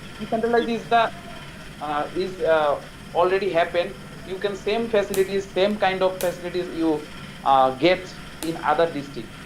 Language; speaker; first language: English; non-native, learner; Bangla